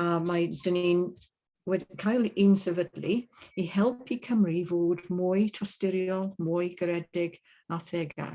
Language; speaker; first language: Welsh; non-native, learner; English